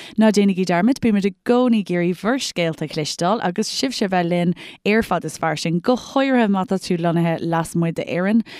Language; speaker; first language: Irish; non-native, local second language; English